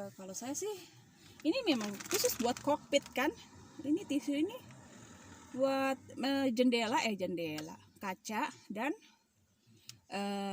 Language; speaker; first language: Indonesian; native; Indonesian